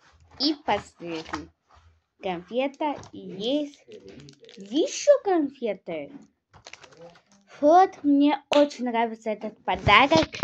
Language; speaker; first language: Russian; non-native, local second language; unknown